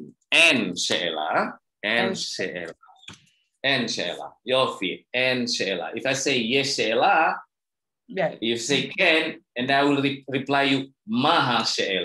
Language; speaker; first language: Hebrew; non-native, fluent; Indonesian